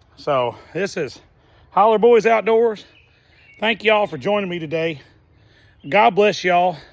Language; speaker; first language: English; native; English